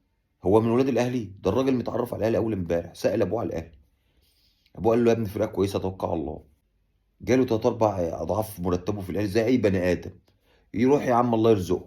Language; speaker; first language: Arabic; native; Arabic